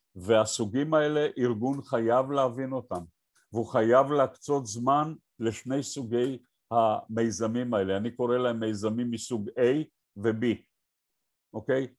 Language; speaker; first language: Hebrew; native; Hebrew